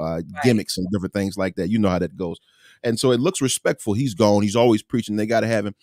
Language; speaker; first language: English; native; English